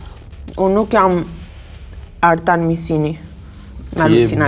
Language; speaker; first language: Albanian; early bilingual, heritage; Albanian